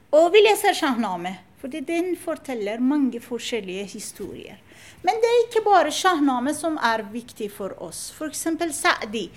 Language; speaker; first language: Norwegian; non-native, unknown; Persian